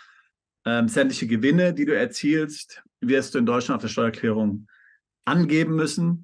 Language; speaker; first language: German; native; German